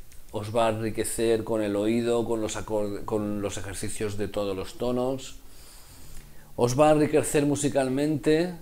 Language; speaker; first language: Spanish; native; Spanish